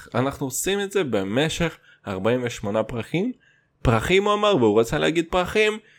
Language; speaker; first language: Hebrew; non-native, fluent; Russian